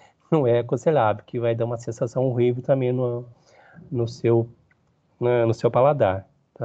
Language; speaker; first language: Portuguese; native; Portuguese